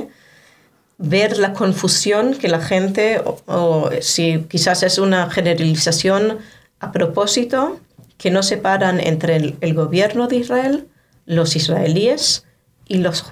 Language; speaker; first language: Spanish; non-native, fluent; Hebrew